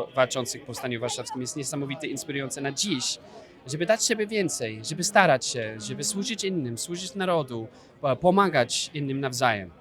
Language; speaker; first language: Polish; non-native, fluent; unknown